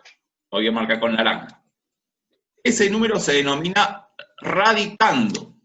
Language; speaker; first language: Spanish; native; Spanish